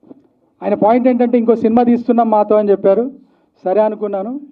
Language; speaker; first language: Telugu; native; Telugu